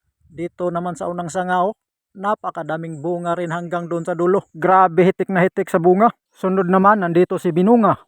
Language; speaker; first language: Filipino; non-native, local second language; Cebuano